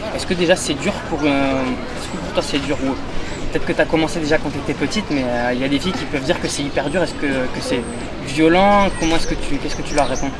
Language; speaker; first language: French; native; French